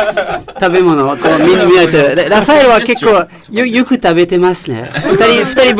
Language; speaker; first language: Japanese; non-native, fluent; French